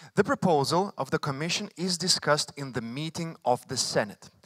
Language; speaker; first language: English; non-native, fluent; Lithuanian